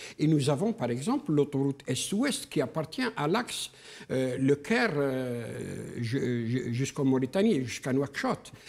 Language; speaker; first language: French; non-native, local second language; Arabic